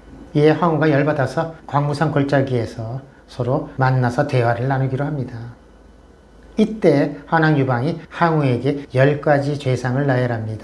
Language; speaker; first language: Korean; native; Korean